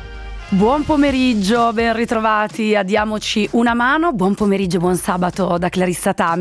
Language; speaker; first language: Italian; native; Italian